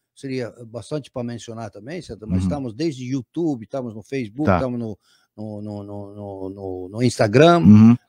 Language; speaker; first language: Portuguese; non-native, fluent; Dutch